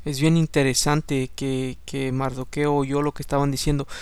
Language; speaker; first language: Spanish; early bilingual, heritage; Spanish